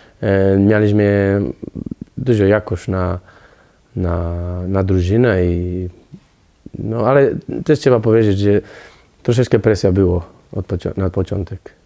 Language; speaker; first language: Polish; non-native, learner; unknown